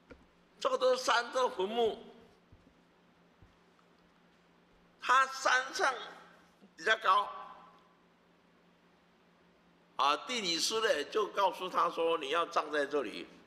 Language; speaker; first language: Chinese; native; Chinese